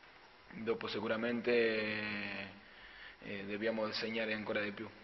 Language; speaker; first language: Italian; non-native, fluent; Spanish